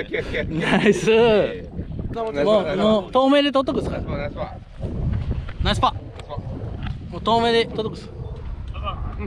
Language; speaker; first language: Japanese; native; Japanese